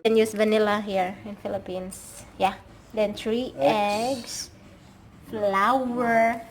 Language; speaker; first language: English; non-native, local second language; Cebuano